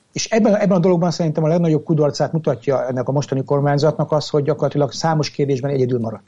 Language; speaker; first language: Hungarian; native; Hungarian